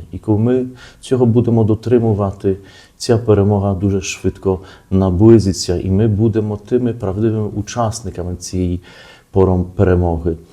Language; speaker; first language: Ukrainian; early bilingual, heritage; Ukrainian